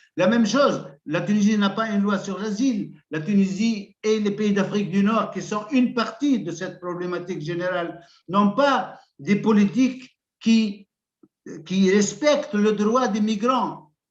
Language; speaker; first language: French; non-native, local second language; Arabic